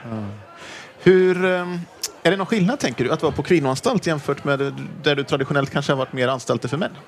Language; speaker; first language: Swedish; native; Swedish